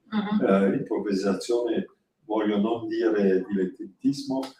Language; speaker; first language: Italian; non-native, learner; French